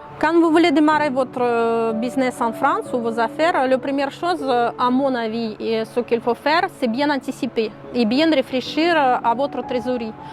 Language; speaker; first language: French; non-native, fluent; Russian